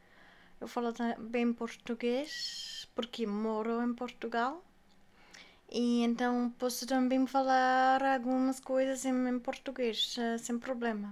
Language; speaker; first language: Portuguese; non-native, fluent; German